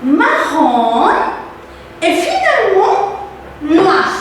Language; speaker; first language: French; non-native, fluent; Spanish